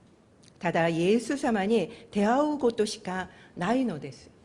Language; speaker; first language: Japanese; non-native, fluent; Korean